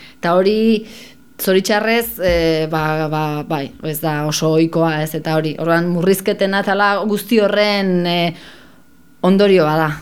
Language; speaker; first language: Basque; native; Basque